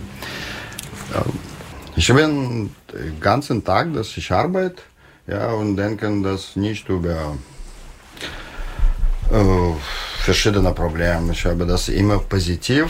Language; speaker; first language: German; non-native, learner; Russian